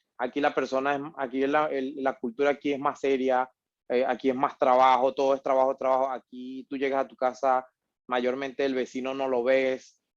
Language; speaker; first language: Spanish; native; Spanish